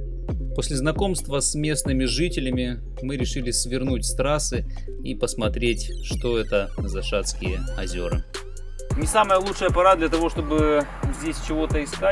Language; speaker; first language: Russian; native; Russian